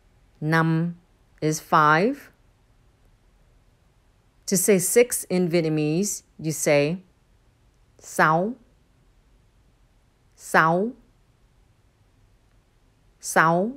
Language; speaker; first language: English; non-native, fluent; Vietnamese